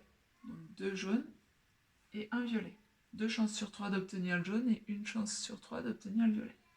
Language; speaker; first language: French; native; French